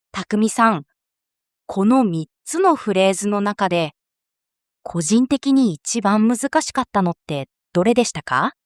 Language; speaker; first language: Japanese; non-native, fluent; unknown